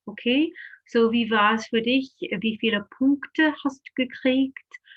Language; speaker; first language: German; non-native, fluent; English